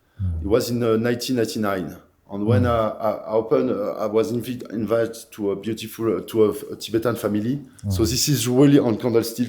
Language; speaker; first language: English; non-native, fluent; French